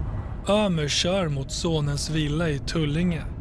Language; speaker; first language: Swedish; native; Swedish